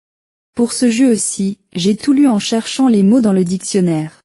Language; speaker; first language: French; non-native, learner; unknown